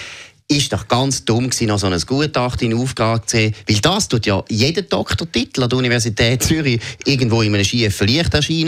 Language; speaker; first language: German; native; German